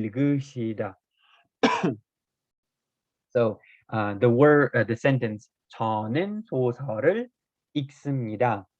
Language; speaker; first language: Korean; non-native, fluent; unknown